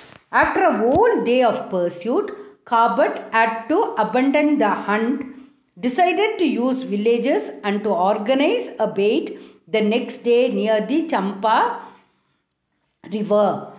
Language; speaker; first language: English; non-native, local second language; Tamil